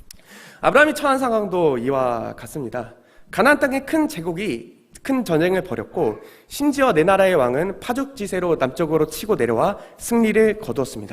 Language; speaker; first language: Korean; native; Korean